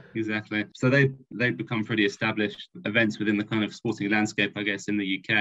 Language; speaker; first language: English; native; English